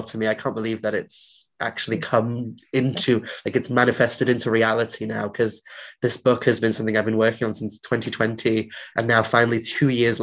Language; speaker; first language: English; non-native, local second language; Welsh